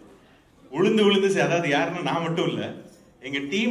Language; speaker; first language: Tamil; native; Tamil